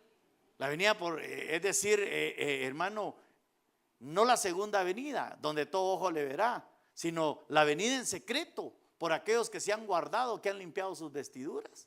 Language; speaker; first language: Spanish; native; Spanish